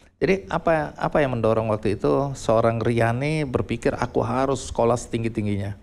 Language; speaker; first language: Indonesian; native; Indonesian